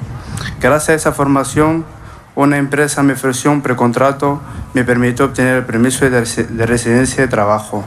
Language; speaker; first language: Spanish; non-native, fluent; Arabic